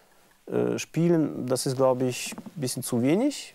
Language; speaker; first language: German; non-native, fluent; Russian